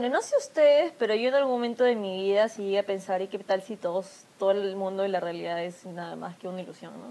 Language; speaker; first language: Spanish; native; Spanish